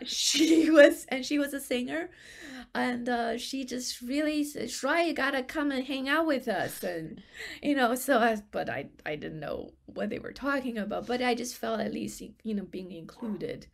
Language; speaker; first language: English; non-native, fluent; Chinese